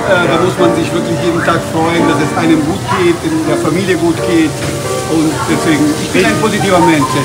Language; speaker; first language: German; non-native, fluent; Italian